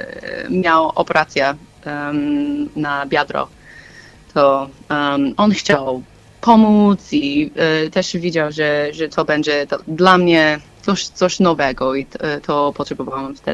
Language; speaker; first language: Polish; non-native, learner; English